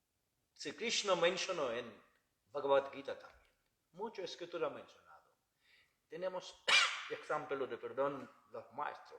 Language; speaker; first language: Spanish; non-native, learner; Bangla